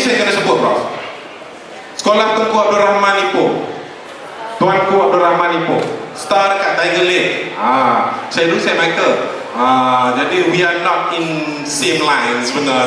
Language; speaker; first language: Malay; native; Malay